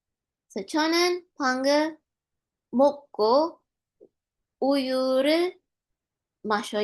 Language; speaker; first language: Korean; non-native, learner; English